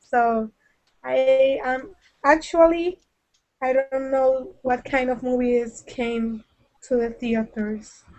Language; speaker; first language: English; non-native, learner; Spanish